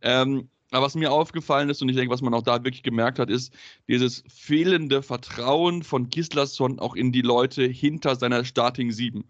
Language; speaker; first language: German; native; German